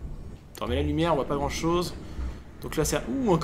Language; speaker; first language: French; native; French